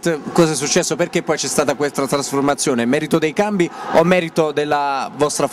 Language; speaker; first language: Italian; native; Italian